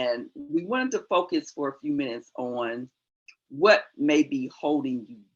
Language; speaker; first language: English; native; English